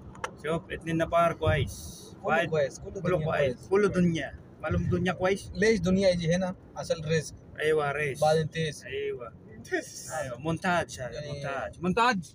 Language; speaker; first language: Arabic; non-native, learner; Filipino